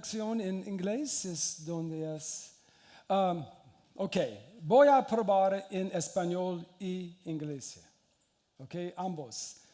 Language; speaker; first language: Spanish; non-native, learner; English